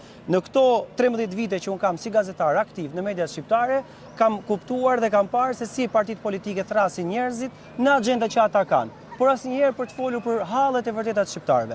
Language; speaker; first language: Albanian; native; Albanian